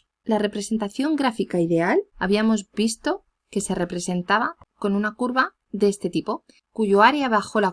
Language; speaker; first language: Spanish; native; Spanish